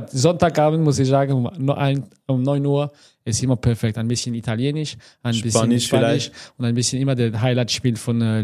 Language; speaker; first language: German; non-native, fluent; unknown